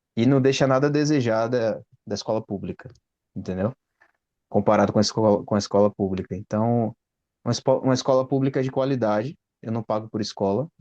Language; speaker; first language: Portuguese; native; Portuguese